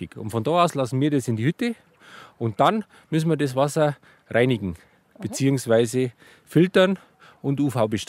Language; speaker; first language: German; native; German